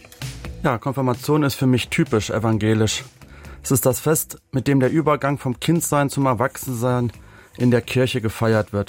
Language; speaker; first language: German; native; German